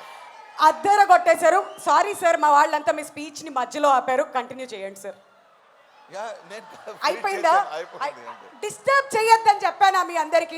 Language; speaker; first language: Telugu; native; Telugu